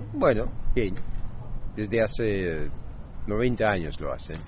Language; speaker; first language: Spanish; native; Spanish